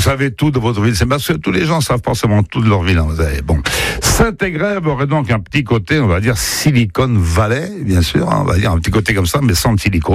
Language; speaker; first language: French; native; French